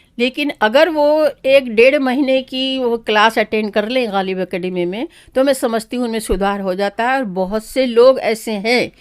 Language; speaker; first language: Urdu; native; Urdu